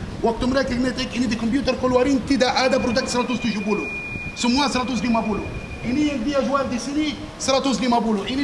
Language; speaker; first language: Indonesian; non-native, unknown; Arabic